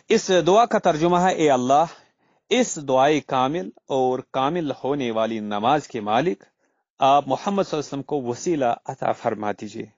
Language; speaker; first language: Urdu; non-native, local second language; Kashmiri